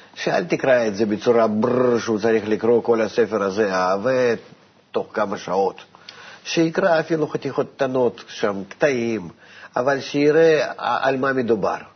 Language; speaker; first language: Hebrew; non-native, fluent; Russian